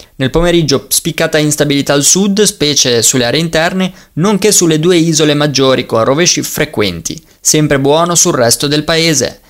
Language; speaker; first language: Italian; native; Italian